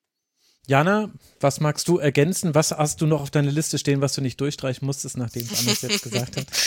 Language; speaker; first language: German; native; German